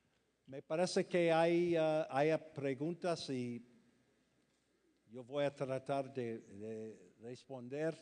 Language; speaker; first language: Spanish; non-native, fluent; English